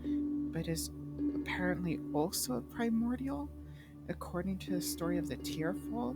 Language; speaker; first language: English; native; English